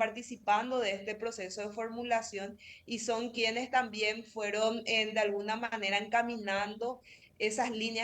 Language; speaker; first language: Spanish; native; Spanish